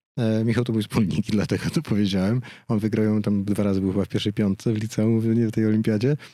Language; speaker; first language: Polish; native; Polish